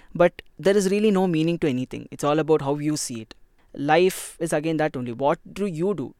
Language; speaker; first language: English; non-native, local second language; Kannada